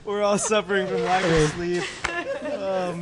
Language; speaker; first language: English; native; English